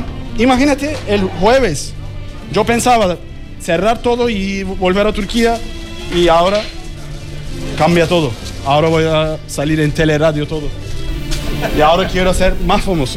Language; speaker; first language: Spanish; non-native, learner; Turkish